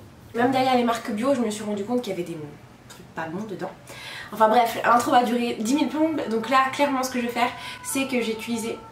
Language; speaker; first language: French; native; French